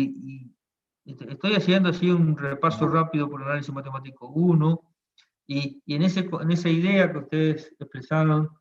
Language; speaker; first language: Spanish; native; Spanish